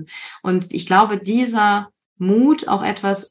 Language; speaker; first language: German; native; German